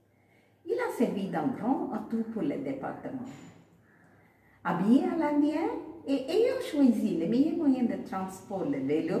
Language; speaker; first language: French; non-native, fluent; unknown